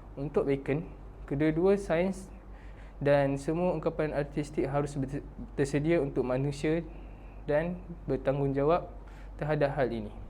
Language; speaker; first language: Malay; native; Malay